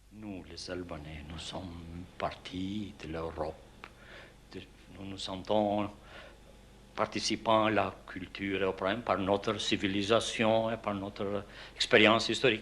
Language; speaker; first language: French; non-native, fluent; Albanian